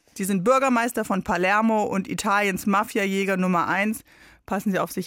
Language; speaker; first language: German; native; German